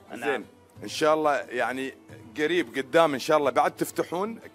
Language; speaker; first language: Arabic; native; Arabic